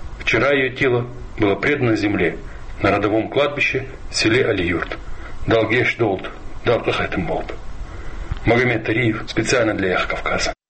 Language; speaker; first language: Russian; non-native, local second language; Ingush